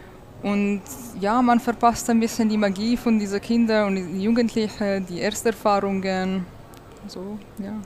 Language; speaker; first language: German; non-native, local second language; Italian